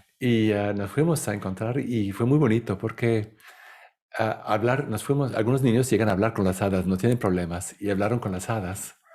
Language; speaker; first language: Spanish; non-native, fluent; Italian